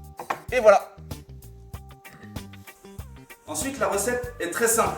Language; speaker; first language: French; native; French